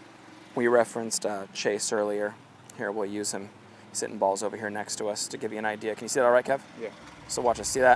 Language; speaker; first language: English; native; English